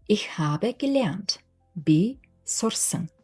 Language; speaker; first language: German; non-native, fluent; Mongolian